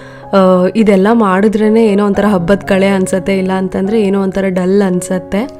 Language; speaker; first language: Kannada; native; Kannada